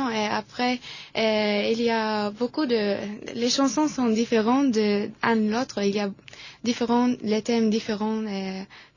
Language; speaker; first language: French; non-native, learner; Arabic